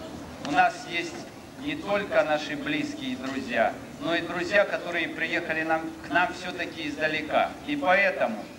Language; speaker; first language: Russian; native; Russian